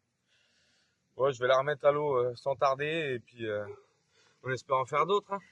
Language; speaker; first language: French; native; French